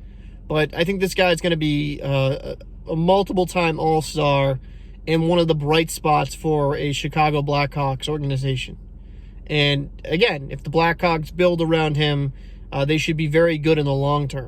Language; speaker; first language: English; native; English